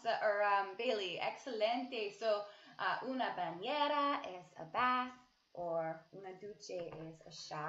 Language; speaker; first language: Spanish; non-native, learner; English